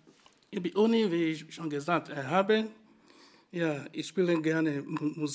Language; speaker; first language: German; non-native, fluent; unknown